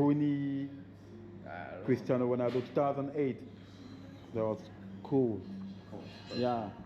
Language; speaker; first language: English; non-native, learner; French